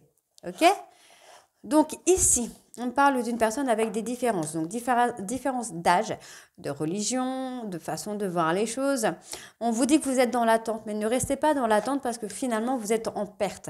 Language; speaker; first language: French; native; French